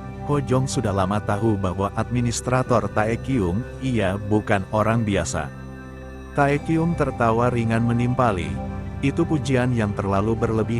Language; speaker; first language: Indonesian; native; Indonesian